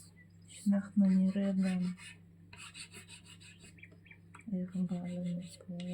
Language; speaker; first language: Hebrew; non-native, fluent; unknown